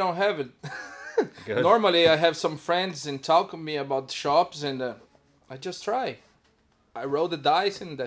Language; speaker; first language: English; non-native, learner; Portuguese